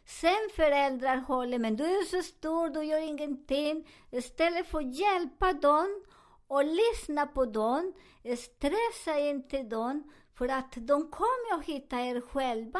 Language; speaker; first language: Swedish; non-native, learner; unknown